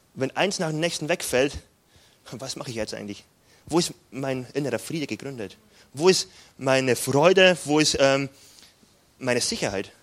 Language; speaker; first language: German; native; German